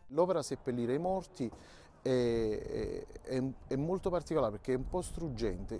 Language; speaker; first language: Italian; native; Italian